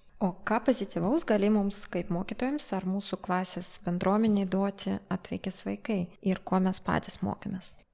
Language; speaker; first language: Lithuanian; non-native, local second language; Russian